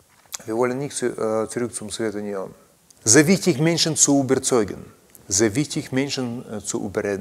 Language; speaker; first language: German; non-native, learner; Russian